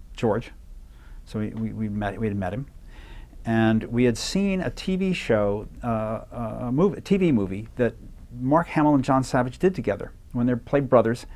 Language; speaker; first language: English; native; English